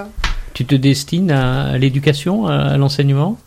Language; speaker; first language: French; native; French